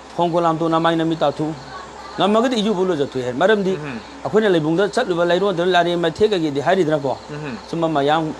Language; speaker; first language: Manipuri; native; Manipuri